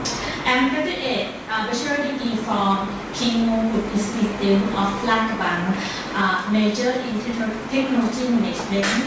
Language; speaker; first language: English; non-native, learner; Thai